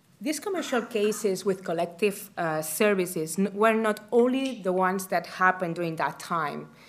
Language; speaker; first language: English; non-native, fluent; Catalan